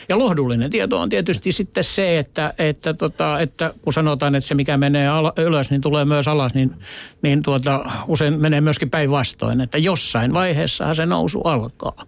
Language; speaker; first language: Finnish; native; Finnish